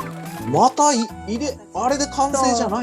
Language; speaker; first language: Japanese; native; Japanese